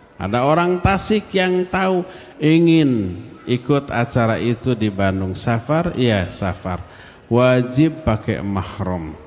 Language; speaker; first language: Malay; non-native, local second language; Sundanese